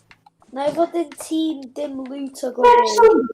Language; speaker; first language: Welsh; non-native, local second language; English